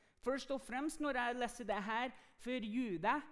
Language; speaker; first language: Norwegian; non-native, fluent; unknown